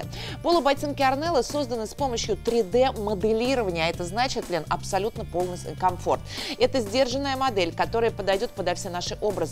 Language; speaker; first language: Russian; native; Russian